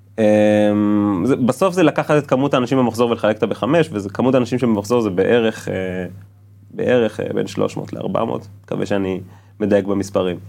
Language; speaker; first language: Hebrew; native; Hebrew